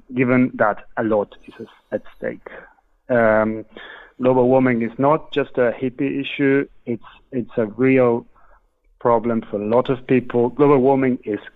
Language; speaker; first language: English; non-native, fluent; Spanish